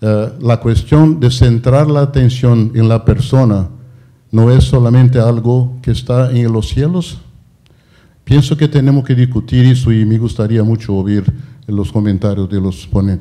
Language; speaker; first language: Spanish; non-native, fluent; Portuguese